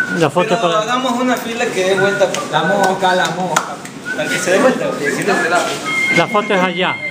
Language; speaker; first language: Spanish; native; Spanish